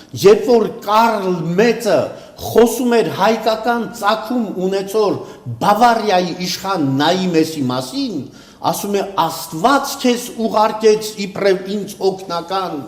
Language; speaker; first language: Armenian; native; Armenian